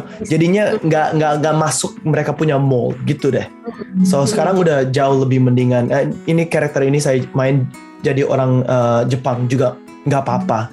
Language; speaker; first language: Indonesian; early bilingual, heritage; Indonesian